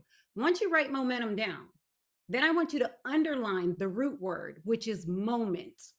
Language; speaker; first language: English; native; English